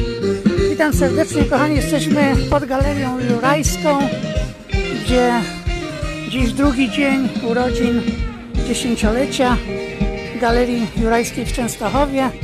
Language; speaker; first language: Polish; native; Polish